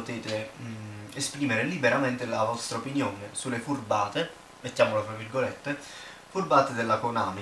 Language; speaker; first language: Italian; native; Italian